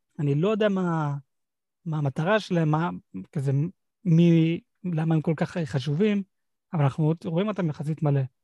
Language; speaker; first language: Hebrew; native; Hebrew